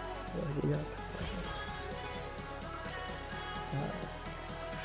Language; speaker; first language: Japanese; non-native, learner; English